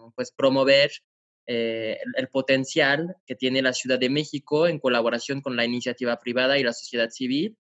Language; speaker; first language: Spanish; non-native, fluent; French